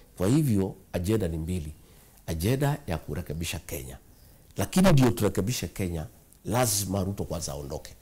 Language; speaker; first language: Swahili; non-native, local second language; Kikuyu